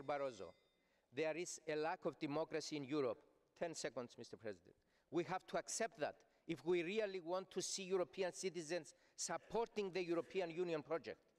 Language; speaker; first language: English; non-native, fluent; Greek